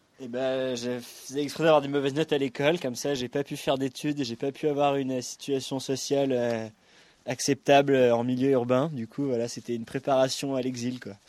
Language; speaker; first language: French; native; French